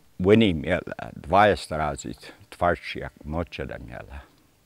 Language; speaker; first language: Polish; early bilingual, heritage; Polish